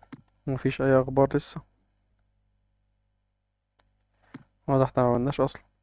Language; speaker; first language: Arabic; native; Arabic